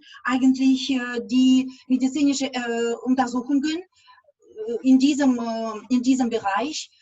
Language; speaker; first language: German; non-native, fluent; Russian